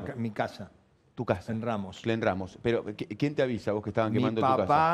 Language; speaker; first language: Spanish; native; Spanish